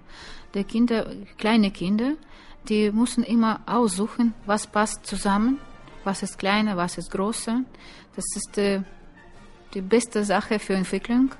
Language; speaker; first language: German; non-native, learner; Russian